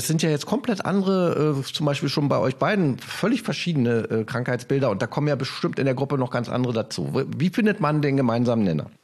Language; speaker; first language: German; native; German